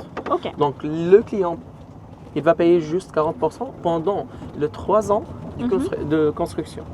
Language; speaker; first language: French; non-native, learner; Arabic